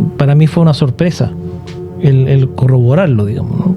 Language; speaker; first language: Spanish; native; Spanish